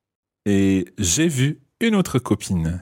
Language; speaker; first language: French; non-native, fluent; English